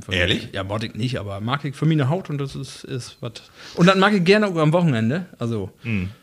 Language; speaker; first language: German; native; German